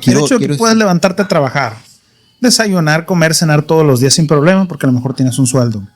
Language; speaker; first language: Spanish; native; Spanish